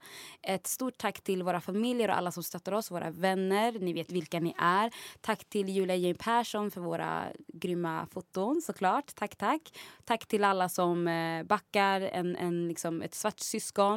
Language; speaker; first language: Swedish; native; Swedish